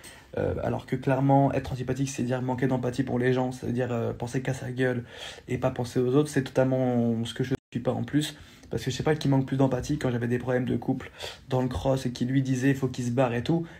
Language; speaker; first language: French; native; French